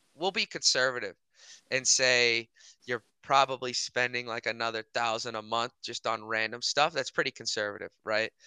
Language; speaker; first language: English; early bilingual, other home language; Hindi